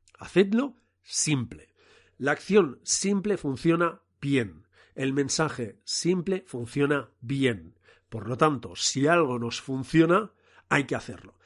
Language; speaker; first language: Spanish; non-native, local second language; Catalan